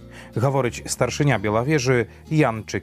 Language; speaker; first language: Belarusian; native; Belarusian